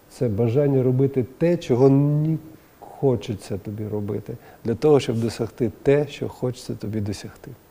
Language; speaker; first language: Ukrainian; non-native, local second language; Russian